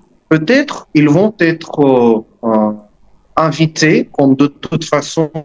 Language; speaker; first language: French; non-native, fluent; Russian